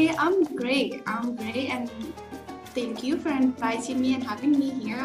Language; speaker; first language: English; non-native, fluent; Arabic